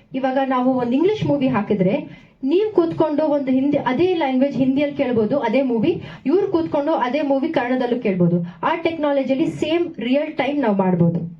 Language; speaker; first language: Kannada; non-native, local second language; Tamil